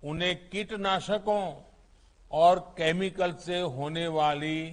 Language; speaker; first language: Hindi; non-native, local second language; Gujarati